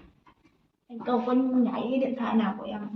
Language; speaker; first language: Vietnamese; native; Vietnamese